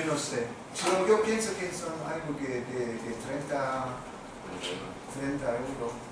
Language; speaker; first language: Spanish; non-native, fluent; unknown